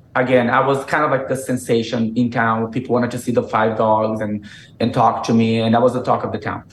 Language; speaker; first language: English; non-native, fluent; Portuguese